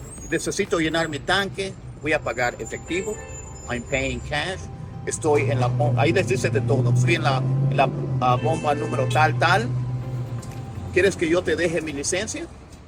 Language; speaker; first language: Spanish; native; Spanish